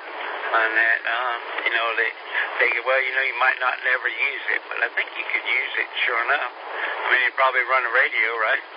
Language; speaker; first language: English; native; English